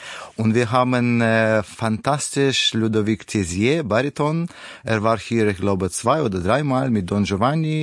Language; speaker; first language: German; non-native, learner; Russian